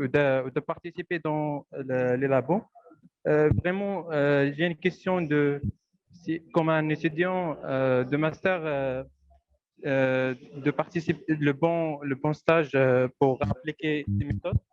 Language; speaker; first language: French; non-native, local second language; Arabic